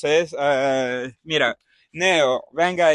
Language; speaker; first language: Spanish; non-native, learner; English